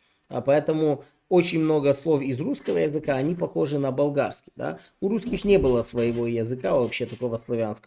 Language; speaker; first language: Russian; non-native, local second language; Ukrainian